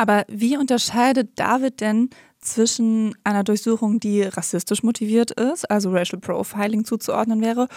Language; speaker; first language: German; native; German